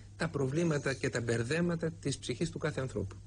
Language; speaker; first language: Greek; native; Greek